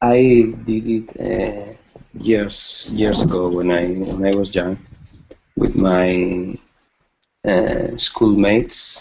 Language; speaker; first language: English; non-native, learner; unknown